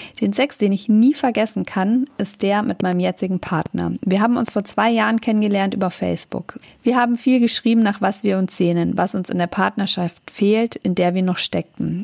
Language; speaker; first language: German; native; German